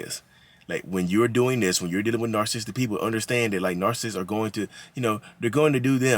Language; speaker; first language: English; native; English